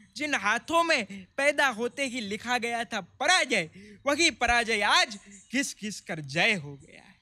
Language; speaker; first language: Hindi; non-native, local second language; Gujarati